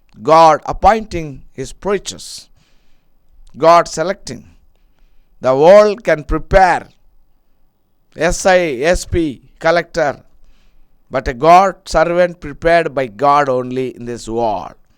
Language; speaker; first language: English; non-native, local second language; Telugu